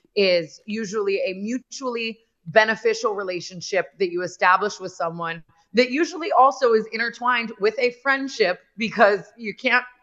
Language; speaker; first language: English; native; English